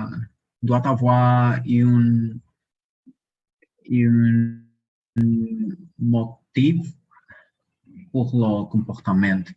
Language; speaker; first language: French; non-native, learner; Spanish